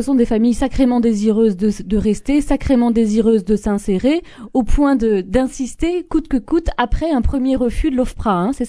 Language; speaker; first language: French; native; French